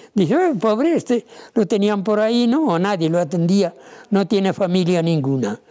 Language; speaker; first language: Spanish; non-native, local second language; Galician